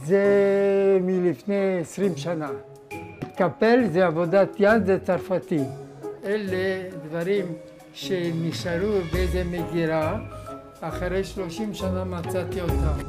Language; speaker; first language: Hebrew; non-native, fluent; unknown